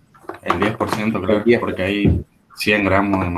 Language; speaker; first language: Spanish; native; Spanish